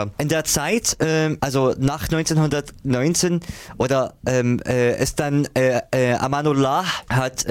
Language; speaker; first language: German; non-native, fluent; Arabic